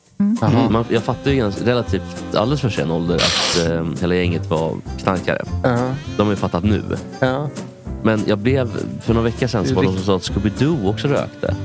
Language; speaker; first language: Swedish; native; Swedish